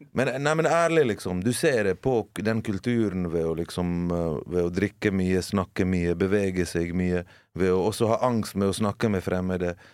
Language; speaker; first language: Norwegian; early bilingual, other home language; Bosnian